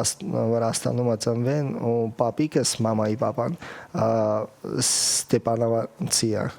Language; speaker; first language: Armenian; early bilingual, heritage; Russian